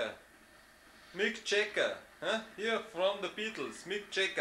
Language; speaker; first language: English; non-native, learner; German